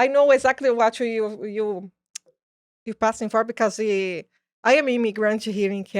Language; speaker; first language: English; non-native, learner; Portuguese